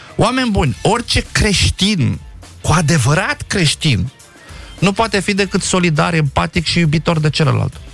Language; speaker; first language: Romanian; non-native, local second language; Romany